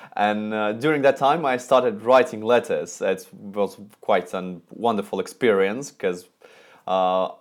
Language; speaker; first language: English; non-native, fluent; Russian